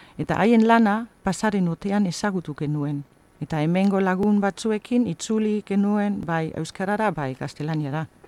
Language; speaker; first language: Basque; non-native, fluent; German